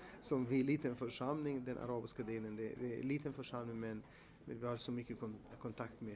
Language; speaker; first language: Swedish; non-native, fluent; Arabic